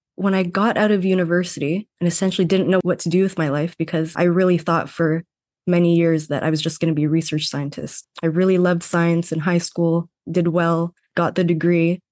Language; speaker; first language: English; non-native, fluent; Filipino